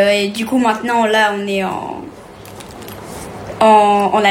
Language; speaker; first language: French; early bilingual, heritage; French